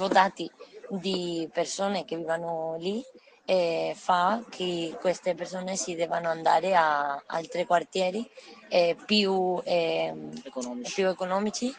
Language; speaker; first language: Italian; non-native, learner; Spanish